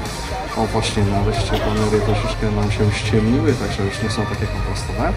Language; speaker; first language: Polish; native; Polish